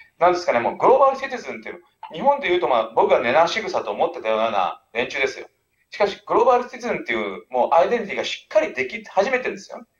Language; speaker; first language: Japanese; native; Japanese